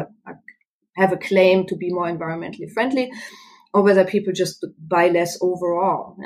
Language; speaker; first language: English; non-native, fluent; German